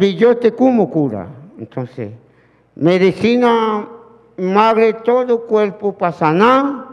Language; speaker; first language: Spanish; non-native, learner; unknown